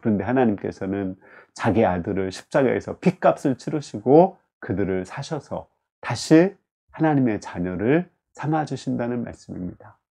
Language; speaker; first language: Korean; native; Korean